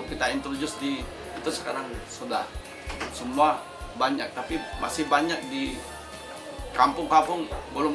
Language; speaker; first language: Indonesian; non-native, fluent; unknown